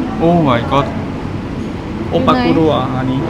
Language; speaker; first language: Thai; non-native, learner; Korean